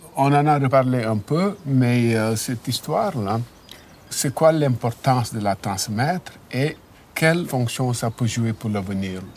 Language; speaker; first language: French; non-native, local second language; Wolof